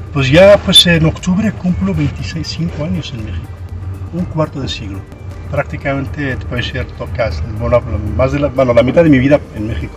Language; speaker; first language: Spanish; non-native, fluent; Arabic